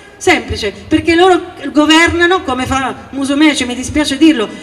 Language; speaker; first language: Italian; native; Italian